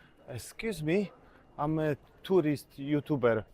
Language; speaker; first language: English; non-native, fluent; Polish